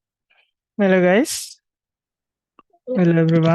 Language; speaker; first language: English; non-native, fluent; Indonesian